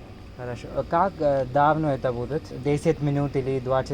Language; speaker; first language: Russian; non-native, learner; Hindi